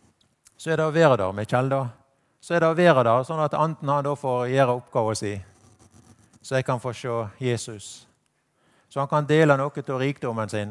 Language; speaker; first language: Norwegian; native; Norwegian